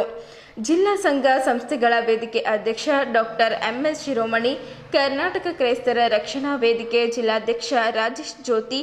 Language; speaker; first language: Kannada; native; Kannada